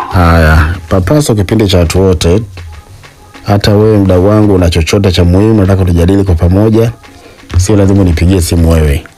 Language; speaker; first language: Swahili; native; Swahili